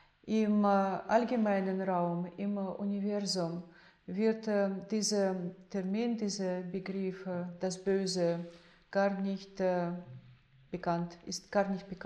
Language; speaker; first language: German; non-native, fluent; Russian